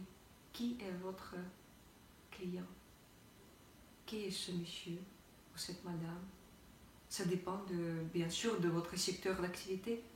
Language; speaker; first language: French; non-native, fluent; Russian